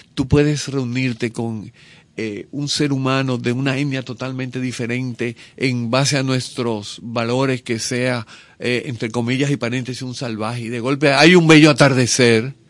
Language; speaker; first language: Spanish; native; Spanish